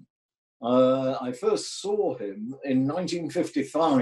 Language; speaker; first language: English; native; English